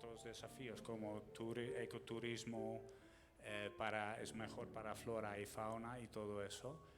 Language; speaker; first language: Spanish; non-native, fluent; Dutch